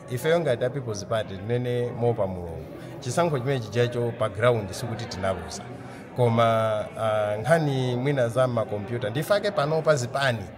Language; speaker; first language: Nyanja; native; Nyanja